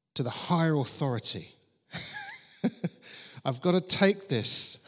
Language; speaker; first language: English; native; English